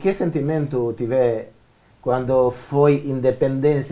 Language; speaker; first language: Portuguese; non-native, learner; Romanian